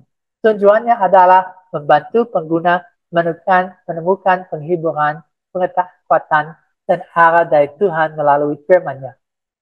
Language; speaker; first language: Indonesian; non-native, fluent; English